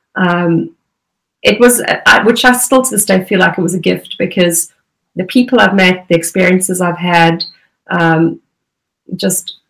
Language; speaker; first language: English; native; English